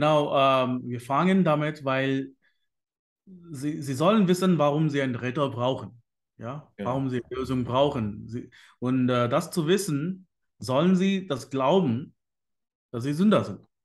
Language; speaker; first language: German; non-native, fluent; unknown